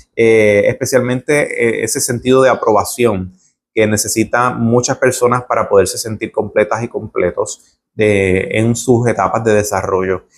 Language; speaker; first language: Spanish; native; Spanish